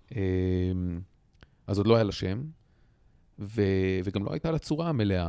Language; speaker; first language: Hebrew; native; Hebrew